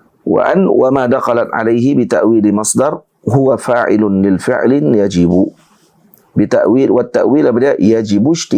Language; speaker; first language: Arabic; non-native, fluent; Malay